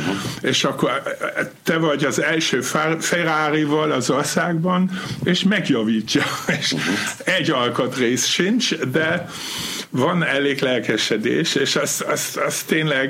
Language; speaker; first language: Hungarian; non-native, fluent; Dutch